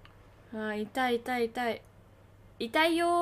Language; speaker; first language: Japanese; native; Japanese